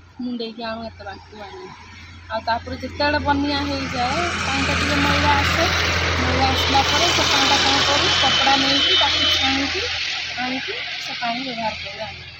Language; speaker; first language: Odia; non-native, local second language; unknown